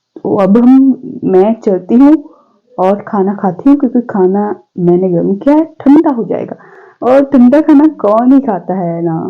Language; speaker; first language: Hindi; non-native, local second language; Punjabi